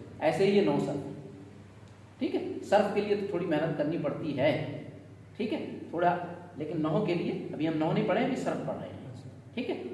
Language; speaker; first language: Urdu; native; Urdu